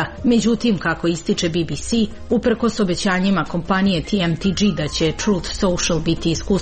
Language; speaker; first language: Serbian; native; Serbian